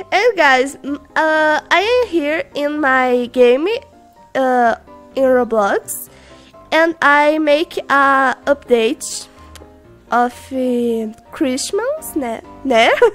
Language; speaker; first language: English; non-native, learner; Portuguese